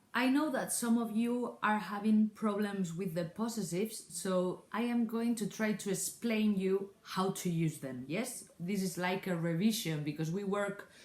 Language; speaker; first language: English; non-native, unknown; Basque